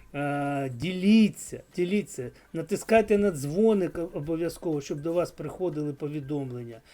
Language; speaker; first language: Ukrainian; non-native, local second language; Russian